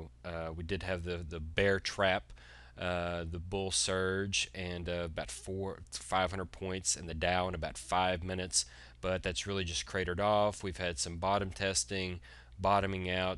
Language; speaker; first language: English; native; English